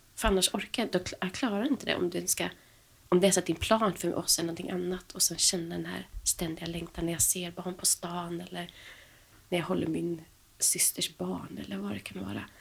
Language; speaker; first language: Swedish; native; Swedish